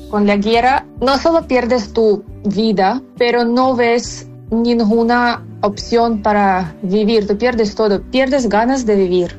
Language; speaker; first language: Spanish; non-native, fluent; Ukrainian